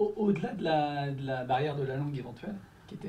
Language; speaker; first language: French; native; French